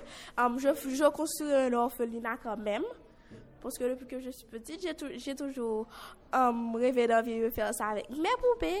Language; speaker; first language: French; non-native, local second language; Haitian Creole